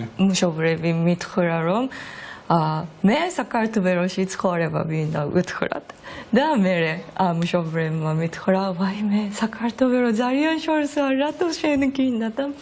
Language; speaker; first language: Georgian; non-native, learner; Japanese